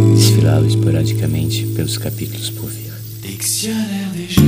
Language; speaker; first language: French; non-native, fluent; Portuguese